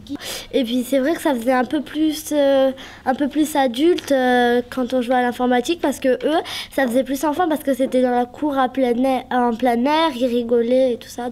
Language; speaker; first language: French; native; French